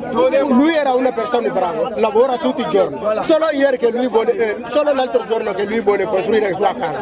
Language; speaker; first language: Italian; non-native, learner; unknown